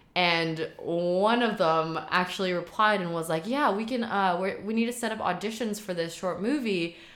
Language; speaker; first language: English; early bilingual, heritage; Chinese